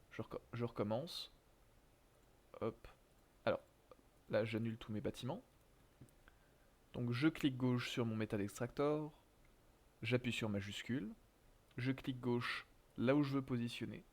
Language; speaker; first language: French; native; French